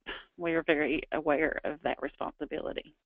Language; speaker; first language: English; native; English